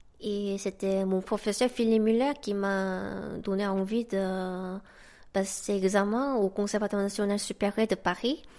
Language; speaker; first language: French; non-native, fluent; Korean